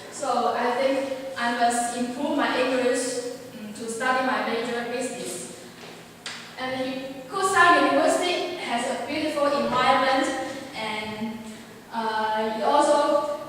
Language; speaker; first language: English; non-native, learner; Chinese